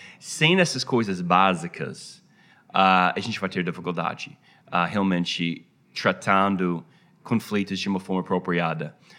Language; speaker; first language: Portuguese; non-native, fluent; English